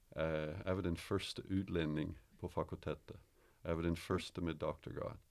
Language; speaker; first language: Norwegian; non-native, fluent; English